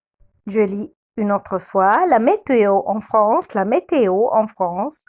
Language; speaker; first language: French; non-native, fluent; Arabic